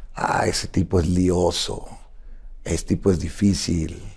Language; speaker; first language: Spanish; native; Spanish